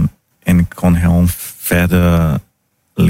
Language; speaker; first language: Dutch; non-native, fluent; Portuguese